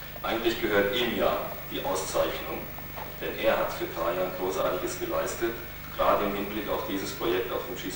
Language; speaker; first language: German; native; German